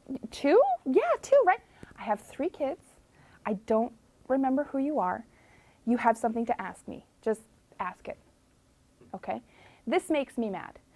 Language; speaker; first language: English; native; English